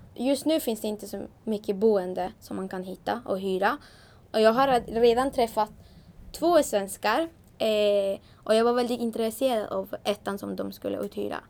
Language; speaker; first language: Swedish; non-native, fluent; Spanish